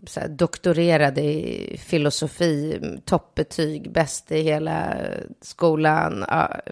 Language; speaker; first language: Swedish; early bilingual, other home language; Polish